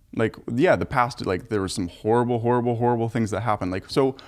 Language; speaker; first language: English; early bilingual, other home language; German